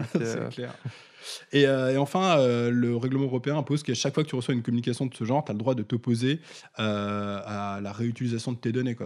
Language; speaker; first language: French; native; French